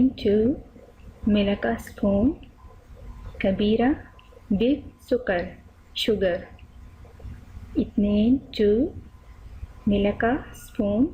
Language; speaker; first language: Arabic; non-native, learner; Urdu